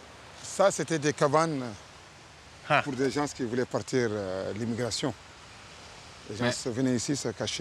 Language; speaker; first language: French; non-native, local second language; Arabic